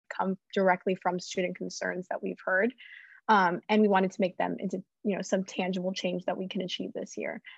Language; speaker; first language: English; native; English